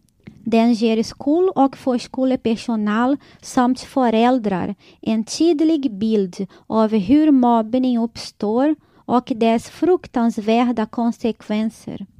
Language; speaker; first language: Swedish; non-native, fluent; Portuguese